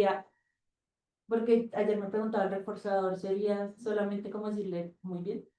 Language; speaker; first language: Spanish; native; Spanish